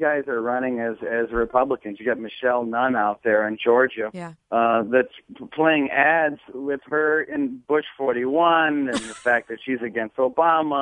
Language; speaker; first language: English; native; English